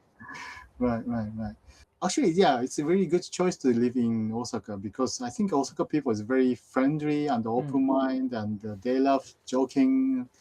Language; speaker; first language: English; non-native, fluent; Japanese